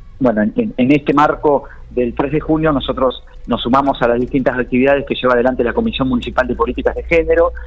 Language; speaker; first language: Spanish; native; Spanish